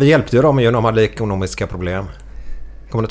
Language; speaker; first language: Swedish; native; Swedish